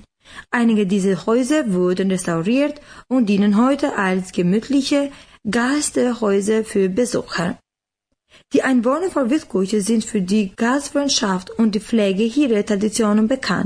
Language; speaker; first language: German; non-native, learner; Albanian